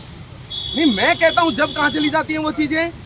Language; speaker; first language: Hindi; native; Hindi